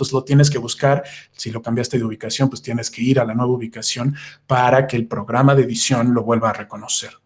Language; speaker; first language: Spanish; native; Spanish